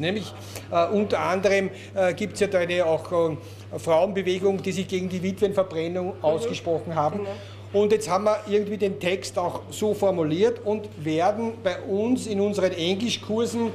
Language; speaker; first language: German; native; German